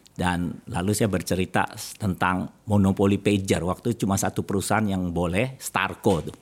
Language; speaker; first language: Indonesian; native; Indonesian